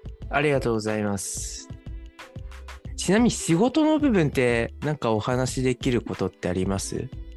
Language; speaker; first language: Japanese; native; Japanese